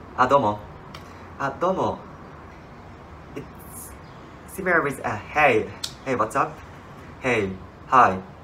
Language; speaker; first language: English; non-native, fluent; Japanese